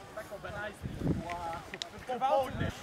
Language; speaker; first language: Slovenian; native; Slovenian